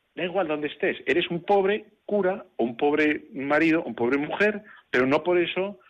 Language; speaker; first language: Spanish; native; Spanish